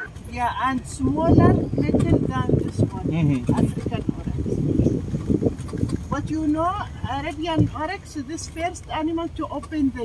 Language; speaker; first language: English; non-native, learner; Arabic